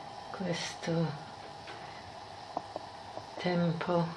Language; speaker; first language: Italian; non-native, fluent; English